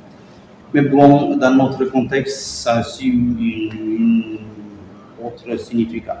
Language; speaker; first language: French; non-native, fluent; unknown